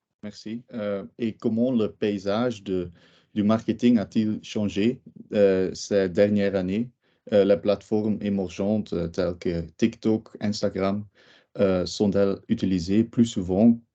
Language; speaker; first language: French; non-native, local second language; Dutch